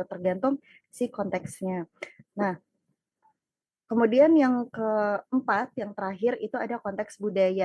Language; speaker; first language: Indonesian; native; Indonesian